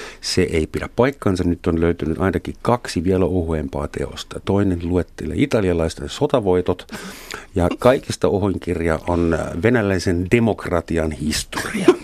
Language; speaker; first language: Finnish; non-native, fluent; German